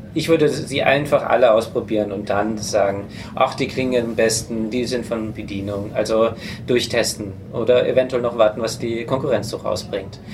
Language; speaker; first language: German; non-native, fluent; English